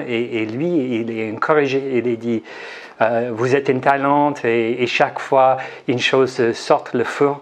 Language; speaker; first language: French; non-native, learner; English